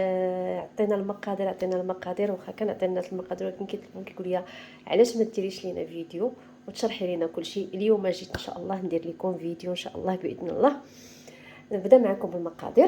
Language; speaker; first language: Arabic; native; Arabic